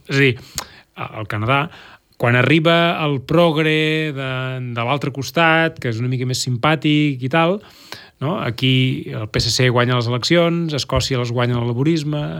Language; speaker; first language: Catalan; native; Catalan